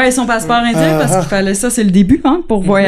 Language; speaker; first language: French; native; French